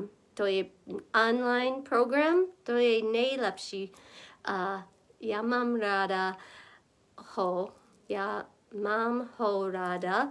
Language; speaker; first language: Czech; non-native, learner; English